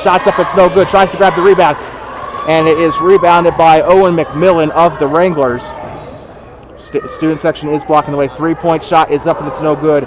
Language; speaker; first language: English; native; English